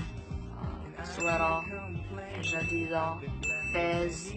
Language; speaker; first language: French; non-native, fluent; Korean